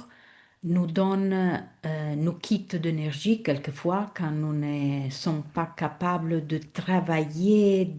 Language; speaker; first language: French; non-native, fluent; Italian